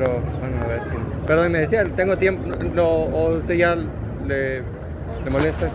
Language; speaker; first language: Spanish; native; Spanish